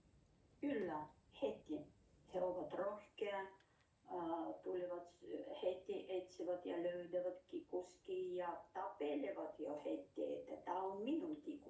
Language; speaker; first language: Finnish; non-native, learner; Russian